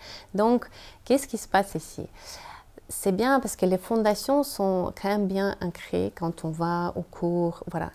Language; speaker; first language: French; non-native, fluent; Russian